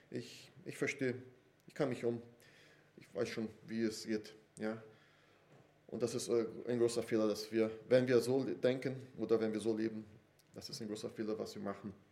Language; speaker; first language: German; non-native, fluent; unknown